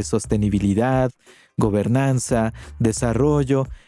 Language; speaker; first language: Spanish; native; Spanish